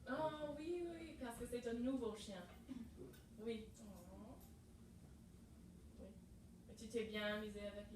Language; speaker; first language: French; non-native, fluent; English